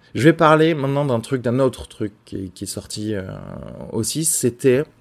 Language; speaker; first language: French; native; French